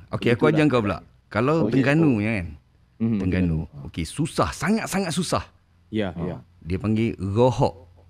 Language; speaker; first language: Malay; native; Malay